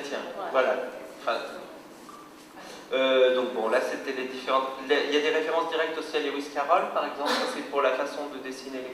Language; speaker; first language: French; native; French